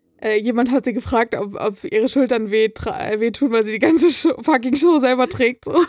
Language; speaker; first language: German; native; German